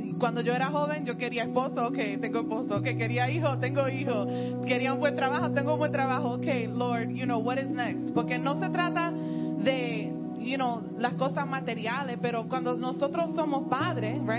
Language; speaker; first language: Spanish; early bilingual, heritage; Spanish